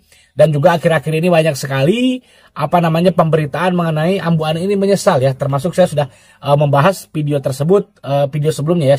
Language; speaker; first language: Indonesian; native; Indonesian